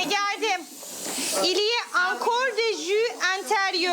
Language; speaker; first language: French; non-native, fluent; Turkish